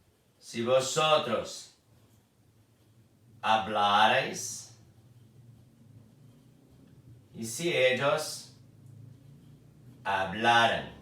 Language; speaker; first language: Spanish; non-native, fluent; Portuguese